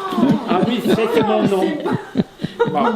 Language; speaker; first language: French; non-native, fluent; Polish